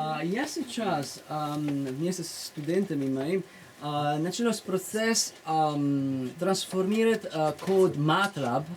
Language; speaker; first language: Russian; non-native, fluent; Italian